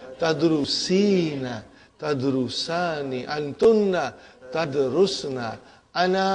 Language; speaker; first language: Arabic; non-native, fluent; English